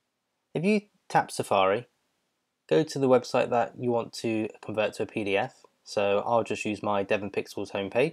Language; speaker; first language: English; native; English